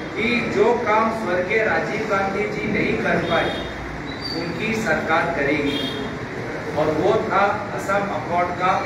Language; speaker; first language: Hindi; non-native, local second language; Assamese